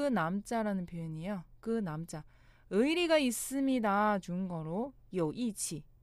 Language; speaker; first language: Korean; non-native, fluent; Chinese